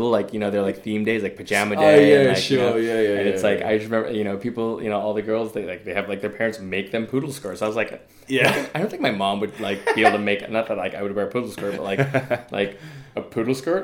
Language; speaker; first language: English; native; English